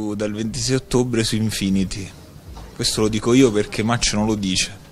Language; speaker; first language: Italian; native; Italian